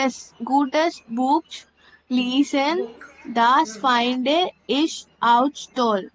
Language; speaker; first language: German; non-native, learner; Tamil